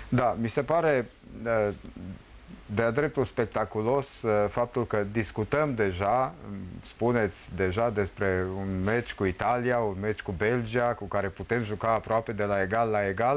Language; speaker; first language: Romanian; native; Romanian